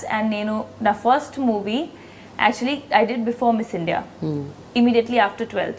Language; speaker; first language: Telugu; non-native, fluent; Hindi